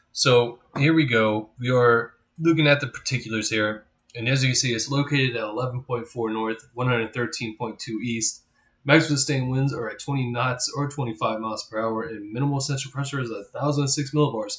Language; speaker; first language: English; native; English